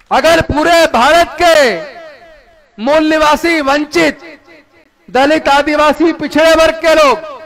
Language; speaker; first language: Hindi; native; Hindi